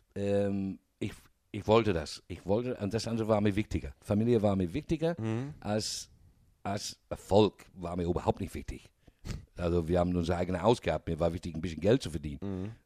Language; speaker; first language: German; non-native, fluent; English